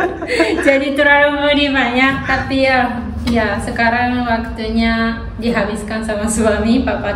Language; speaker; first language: Indonesian; non-native, learner; Japanese